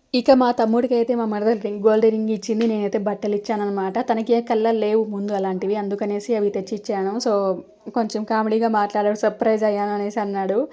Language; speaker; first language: Telugu; native; Telugu